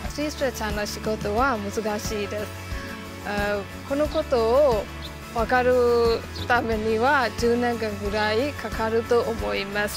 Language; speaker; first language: Japanese; non-native, fluent; Burmese